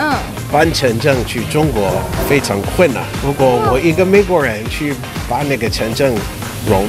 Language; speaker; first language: Chinese; non-native, fluent; English